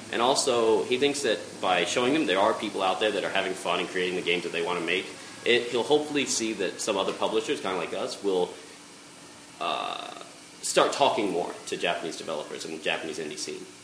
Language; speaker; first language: English; native; English